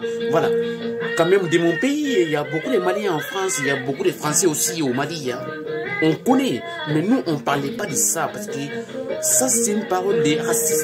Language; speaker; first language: French; non-native, learner; Bambara